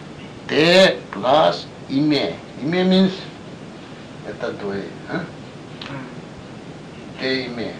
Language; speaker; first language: Russian; non-native, learner; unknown